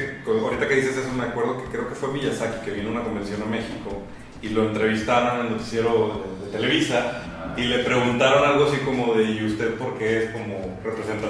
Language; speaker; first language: Spanish; native; Spanish